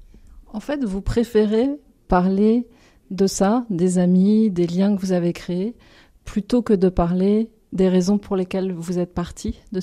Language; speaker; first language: French; native; French